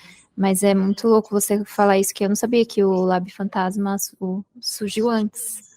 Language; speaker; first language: Portuguese; native; Portuguese